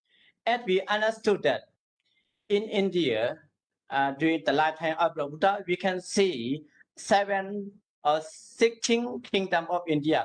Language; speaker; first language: English; non-native, learner; Burmese